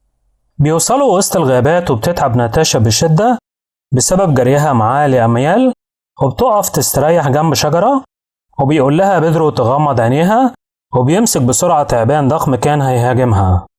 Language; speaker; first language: Arabic; native; Arabic